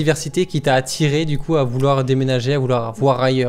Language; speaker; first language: French; native; French